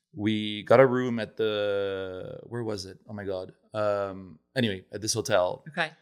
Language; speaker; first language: English; non-native, fluent; Italian